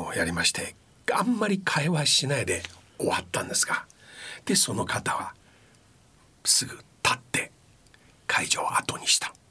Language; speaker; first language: Japanese; non-native, fluent; Chinese